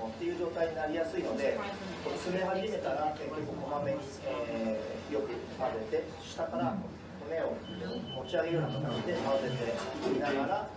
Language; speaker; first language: Japanese; native; Japanese